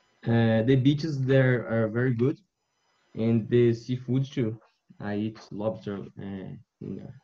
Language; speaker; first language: English; non-native, learner; Portuguese